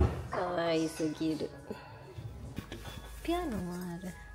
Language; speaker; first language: Japanese; native; Japanese